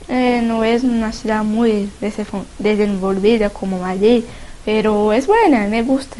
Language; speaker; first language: Spanish; non-native, learner; Portuguese